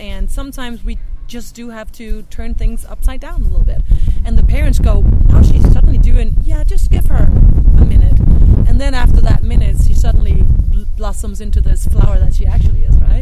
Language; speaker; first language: English; non-native, fluent; Danish